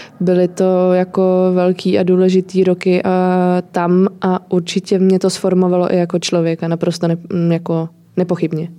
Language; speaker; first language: Czech; native; Czech